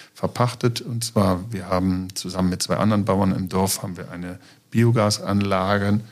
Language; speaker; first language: German; native; German